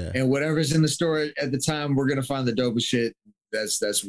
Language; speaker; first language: English; native; English